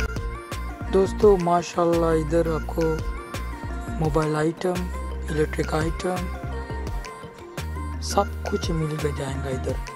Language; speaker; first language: Hindi; non-native, fluent; Bangla